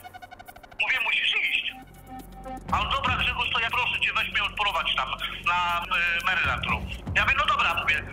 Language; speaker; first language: Polish; native; Polish